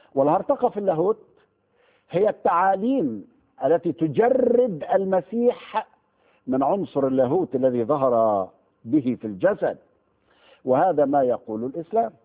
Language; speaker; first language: Arabic; native; Arabic